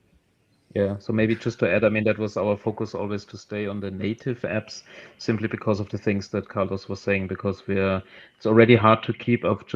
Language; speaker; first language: English; non-native, fluent; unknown